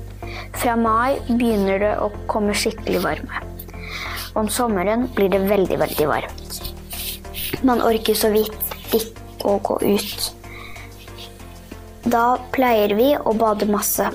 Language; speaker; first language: Norwegian; early bilingual, heritage; Norwegian